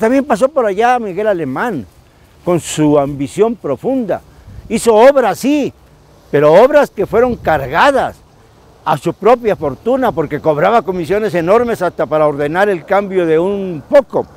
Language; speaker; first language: Spanish; native; Spanish